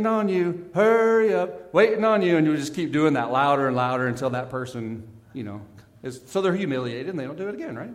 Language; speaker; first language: English; native; English